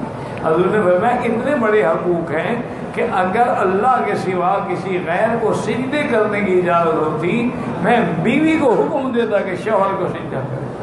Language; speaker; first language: Urdu; native; Urdu